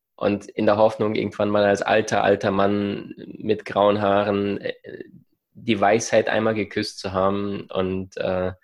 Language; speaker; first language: German; early bilingual, other home language; Russian